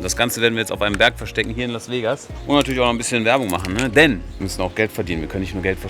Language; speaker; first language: German; native; German